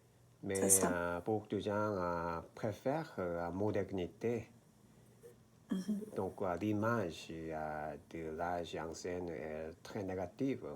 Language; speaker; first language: French; non-native, learner; Korean